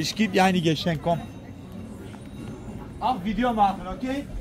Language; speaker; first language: German; non-native, learner; Turkish